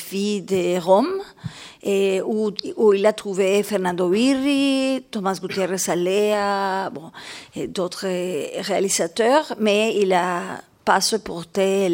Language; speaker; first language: French; non-native, learner; Spanish